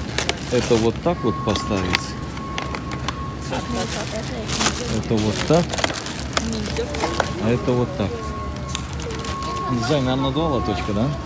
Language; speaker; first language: Russian; native; Russian